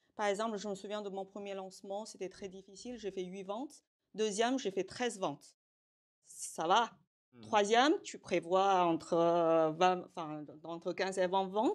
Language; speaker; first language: French; non-native, fluent; Chinese